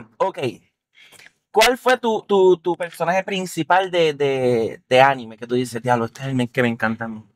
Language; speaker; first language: Spanish; native; Spanish